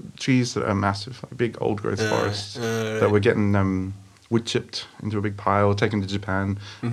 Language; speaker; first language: English; native; English